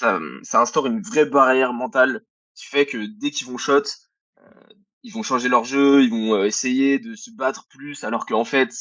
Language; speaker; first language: French; native; French